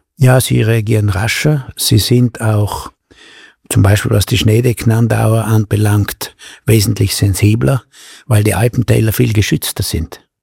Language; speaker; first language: German; native; German